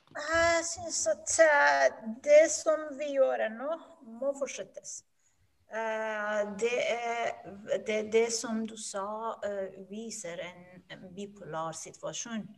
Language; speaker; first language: Norwegian; non-native, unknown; Persian